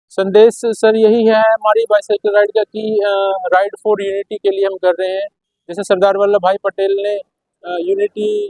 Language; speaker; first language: Hindi; native; Hindi